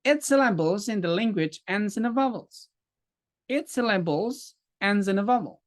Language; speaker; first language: English; non-native, fluent; Indonesian